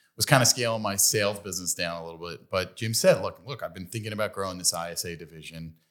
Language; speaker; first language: English; native; English